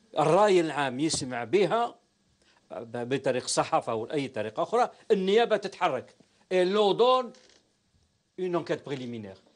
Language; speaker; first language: Arabic; native; Arabic